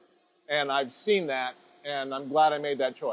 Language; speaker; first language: English; native; English